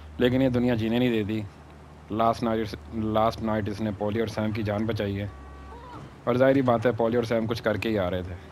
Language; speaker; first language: Urdu; native; Urdu